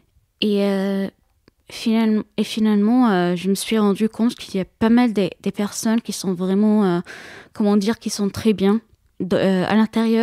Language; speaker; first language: French; non-native, fluent; Arabic